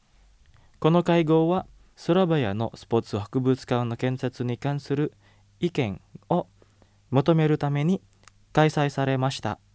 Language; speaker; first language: Japanese; non-native, fluent; Indonesian